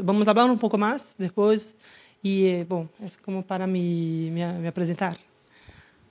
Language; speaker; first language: Spanish; non-native, learner; Portuguese